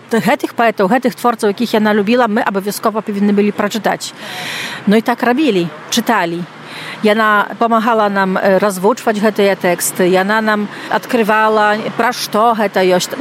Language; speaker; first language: Belarusian; native; Belarusian